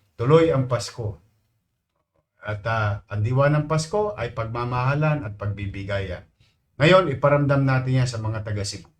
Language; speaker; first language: Filipino; native; Filipino